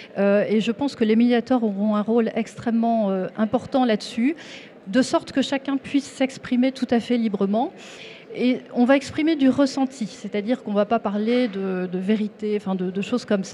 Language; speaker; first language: French; native; French